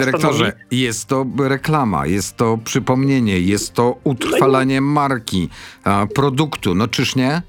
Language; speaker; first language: Polish; native; Polish